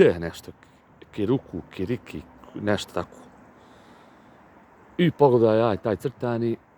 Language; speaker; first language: Bosnian; native; Bosnian